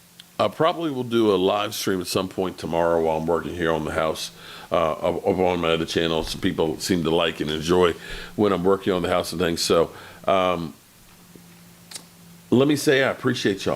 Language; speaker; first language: English; native; English